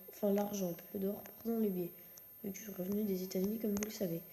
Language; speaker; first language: French; native; French